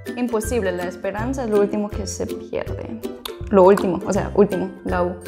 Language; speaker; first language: Spanish; non-native, fluent; German